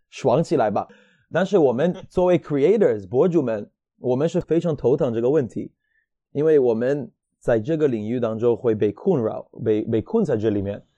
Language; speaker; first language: Chinese; non-native, fluent; Hebrew